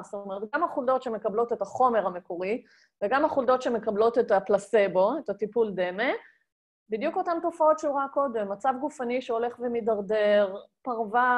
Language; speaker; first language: Hebrew; native; Hebrew